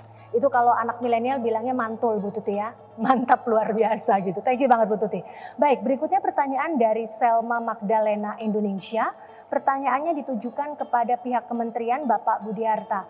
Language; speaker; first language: Indonesian; native; Indonesian